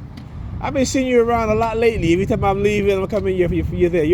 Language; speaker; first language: English; native; English